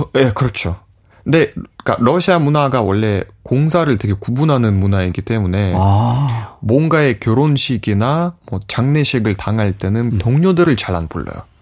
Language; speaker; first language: Korean; non-native, fluent; Russian